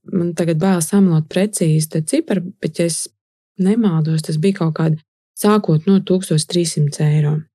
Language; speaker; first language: Latvian; native; Latvian